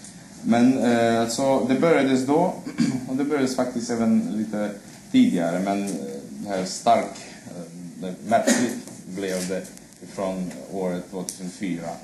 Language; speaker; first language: Swedish; non-native, fluent; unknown